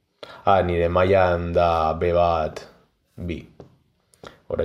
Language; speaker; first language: Basque; non-native, learner; Spanish